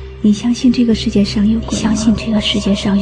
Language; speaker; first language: Chinese; native; Chinese